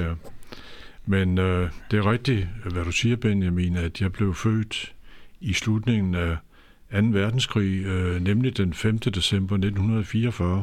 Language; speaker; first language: Danish; native; Danish